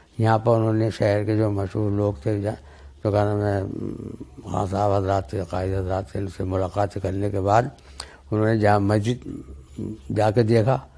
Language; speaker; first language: Urdu; native; Urdu